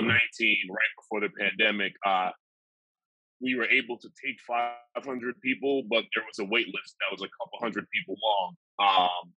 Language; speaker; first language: English; native; English